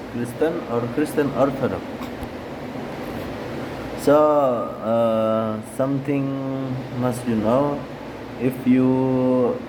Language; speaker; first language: English; non-native, learner; Indonesian